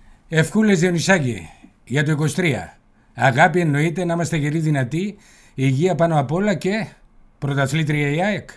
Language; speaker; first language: Greek; native; Greek